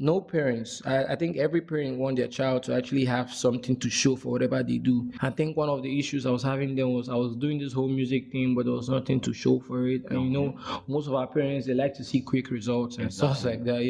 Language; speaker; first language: English; non-native, local second language; Igbo